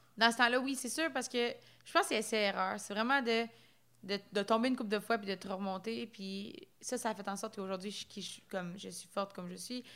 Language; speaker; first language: French; native; French